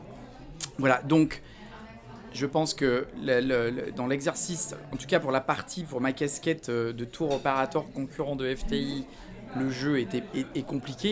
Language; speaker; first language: French; native; French